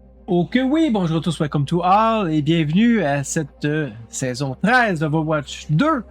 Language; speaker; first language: French; native; French